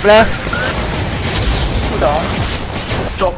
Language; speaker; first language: Chinese; native; Chinese